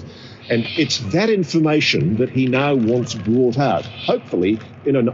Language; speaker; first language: English; native; English